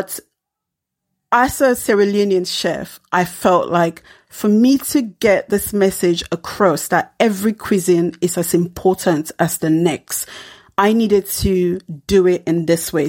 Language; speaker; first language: English; non-native, local second language; Krio